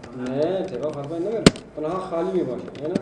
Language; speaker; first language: Persian; non-native, local second language; Pashto